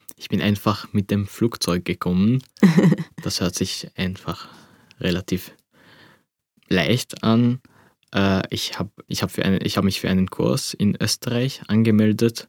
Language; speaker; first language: German; non-native, fluent; Arabic